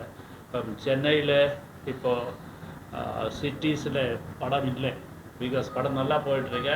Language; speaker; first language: Tamil; non-native, learner; Malayalam